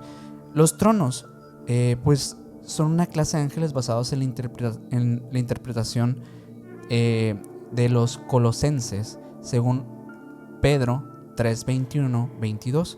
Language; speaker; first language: Spanish; native; Spanish